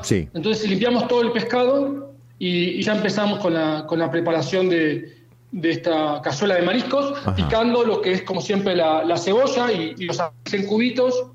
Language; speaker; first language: Spanish; native; Spanish